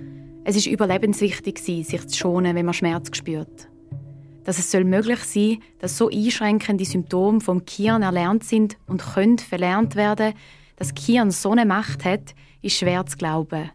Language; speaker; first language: German; native; German